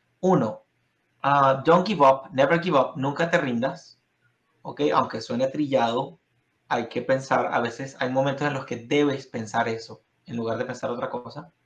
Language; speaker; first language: Spanish; native; Spanish